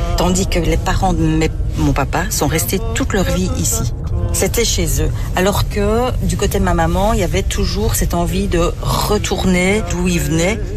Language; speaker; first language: French; native; French